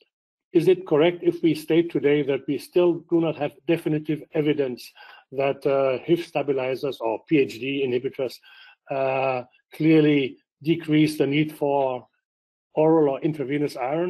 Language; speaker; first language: English; non-native, fluent; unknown